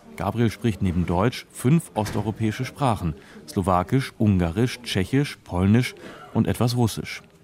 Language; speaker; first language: German; native; German